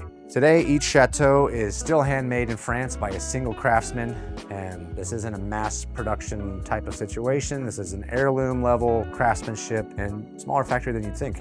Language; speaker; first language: English; native; English